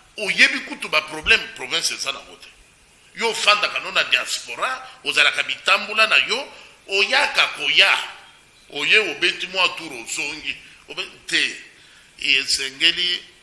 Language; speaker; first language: Lingala; non-native, local second language; Luba-Lulua